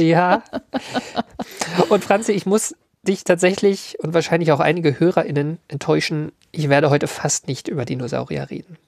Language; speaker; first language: German; native; German